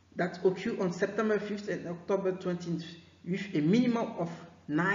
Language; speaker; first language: English; non-native, fluent; French